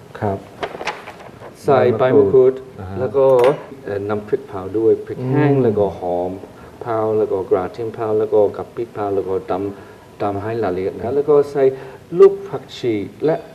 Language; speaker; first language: Thai; non-native, fluent; English